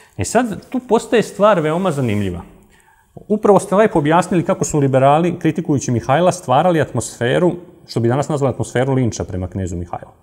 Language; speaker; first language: Serbian; native; Serbian